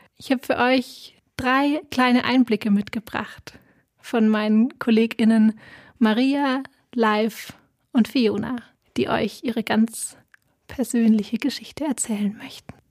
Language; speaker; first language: German; native; German